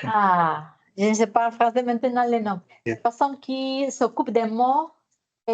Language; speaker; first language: French; non-native, fluent; Spanish